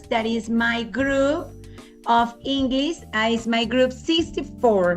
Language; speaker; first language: English; non-native, fluent; Spanish